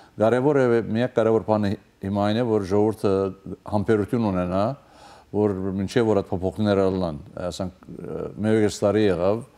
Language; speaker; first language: Armenian; early bilingual, heritage; Armenian